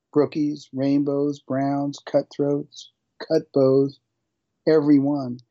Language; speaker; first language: English; native; English